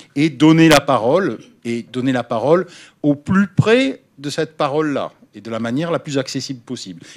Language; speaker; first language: French; native; French